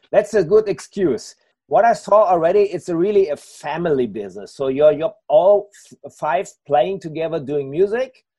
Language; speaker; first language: English; non-native, fluent; German